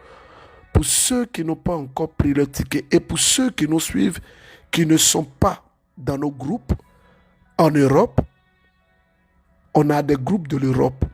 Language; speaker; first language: French; native; French